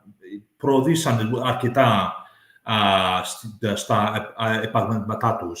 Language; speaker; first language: Greek; early bilingual, heritage; English